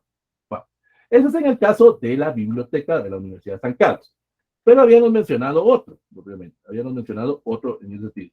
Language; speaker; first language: Spanish; native; Spanish